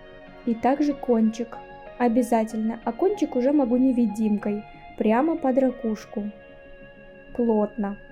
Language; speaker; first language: Russian; native; Russian